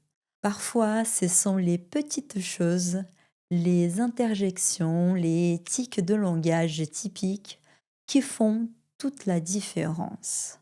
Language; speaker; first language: French; non-native, fluent; Portuguese